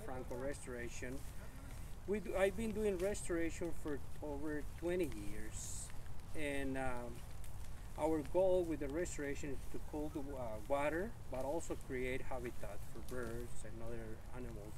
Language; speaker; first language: English; non-native, fluent; Spanish